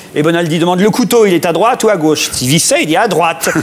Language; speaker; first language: French; native; French